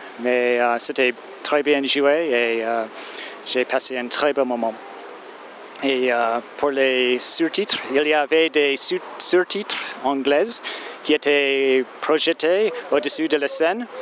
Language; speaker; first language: French; non-native, fluent; English